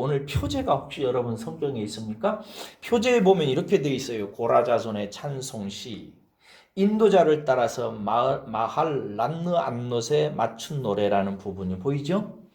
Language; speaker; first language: Korean; native; Korean